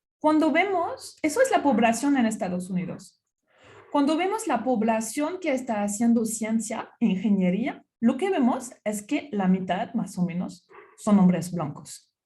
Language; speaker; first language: Spanish; non-native, fluent; French